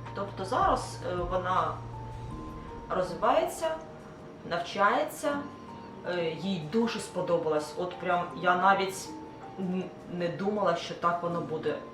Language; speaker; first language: Ukrainian; non-native, local second language; Russian